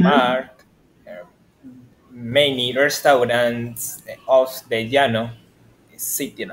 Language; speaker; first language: English; non-native, learner; Spanish